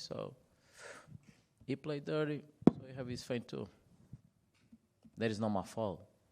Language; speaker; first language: English; non-native, fluent; Portuguese